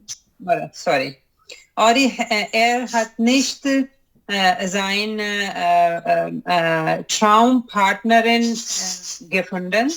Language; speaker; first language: German; non-native, learner; Urdu